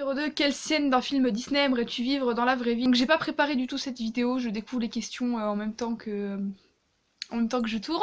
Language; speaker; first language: French; native; French